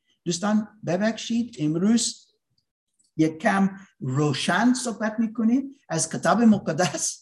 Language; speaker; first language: Persian; non-native, learner; English